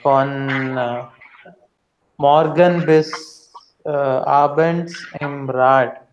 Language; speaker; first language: German; non-native, learner; Hindi